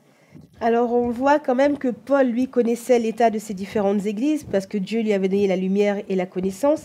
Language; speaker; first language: French; native; French